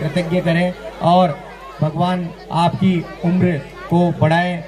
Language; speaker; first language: Hindi; native; Hindi